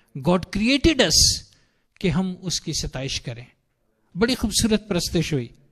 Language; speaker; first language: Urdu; non-native, local second language; Punjabi